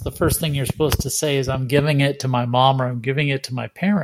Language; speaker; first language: English; native; English